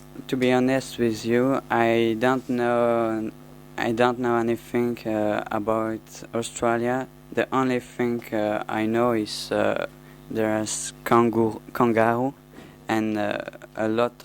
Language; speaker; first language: English; non-native, learner; French